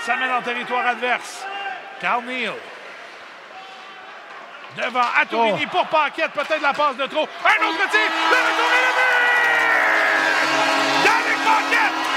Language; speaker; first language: French; native; French